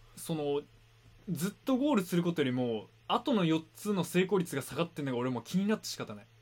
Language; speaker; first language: Japanese; native; Japanese